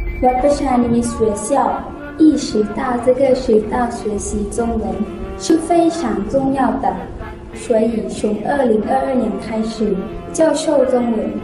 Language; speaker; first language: Chinese; non-native, learner; Thai